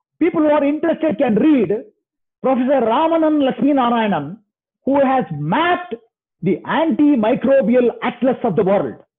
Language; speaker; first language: English; non-native, local second language; Kannada